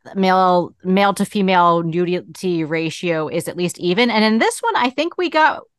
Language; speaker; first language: English; native; English